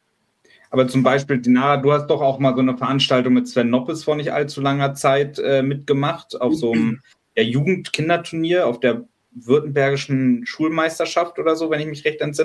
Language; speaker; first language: German; native; German